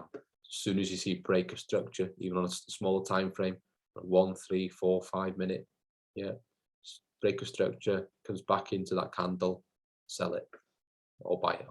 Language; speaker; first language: English; native; English